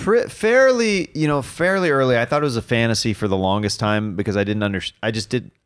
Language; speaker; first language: English; native; English